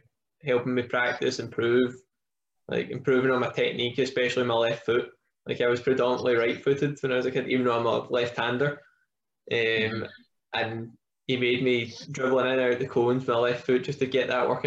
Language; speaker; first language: English; native; English